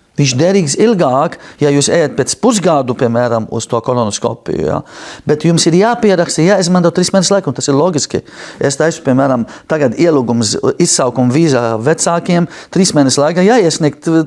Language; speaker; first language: Latvian; non-native, fluent; Arabic